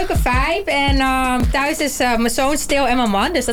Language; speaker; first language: Dutch; native; Dutch